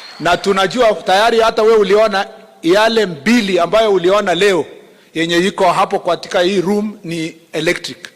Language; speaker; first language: Swahili; non-native, local second language; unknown